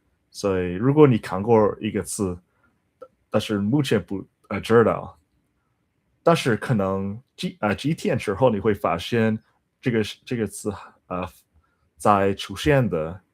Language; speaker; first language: Chinese; non-native, learner; English